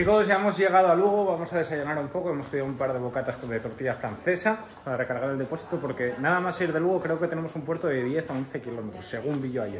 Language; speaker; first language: Spanish; native; Spanish